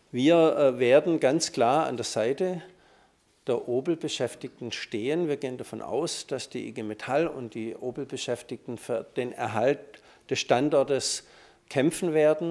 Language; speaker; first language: German; native; German